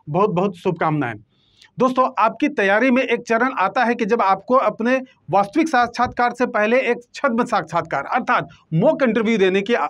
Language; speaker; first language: Hindi; native; Hindi